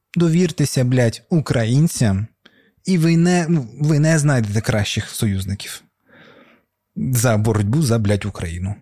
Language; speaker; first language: Ukrainian; non-native, local second language; Russian